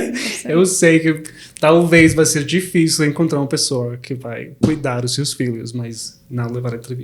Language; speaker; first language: Portuguese; non-native, fluent; Spanish